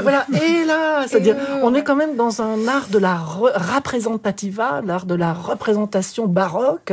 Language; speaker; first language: French; native; French